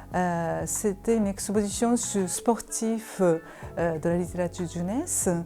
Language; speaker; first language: French; non-native, fluent; Japanese